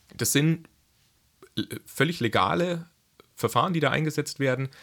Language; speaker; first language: German; native; German